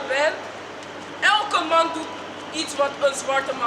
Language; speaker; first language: Dutch; native; Dutch